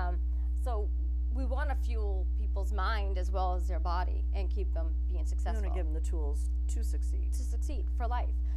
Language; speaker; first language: English; native; English